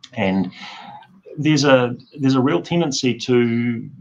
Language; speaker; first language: English; native; English